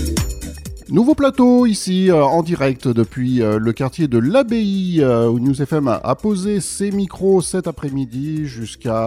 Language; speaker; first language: French; native; French